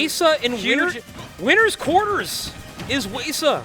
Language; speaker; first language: English; native; English